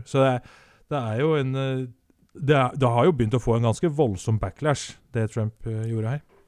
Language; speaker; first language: Norwegian; native; Norwegian